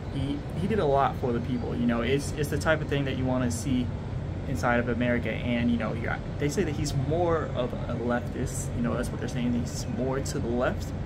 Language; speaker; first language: English; native; English